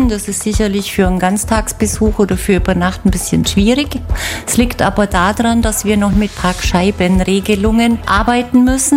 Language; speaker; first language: German; native; German